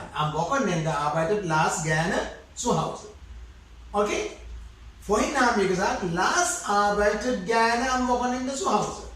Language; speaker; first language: German; non-native, fluent; Sinhala